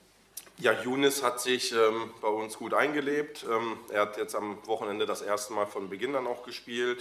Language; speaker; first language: German; native; German